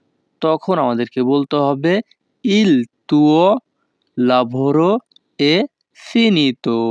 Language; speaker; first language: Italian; non-native, fluent; Bangla